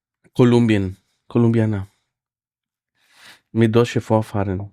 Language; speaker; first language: German; non-native, fluent; Spanish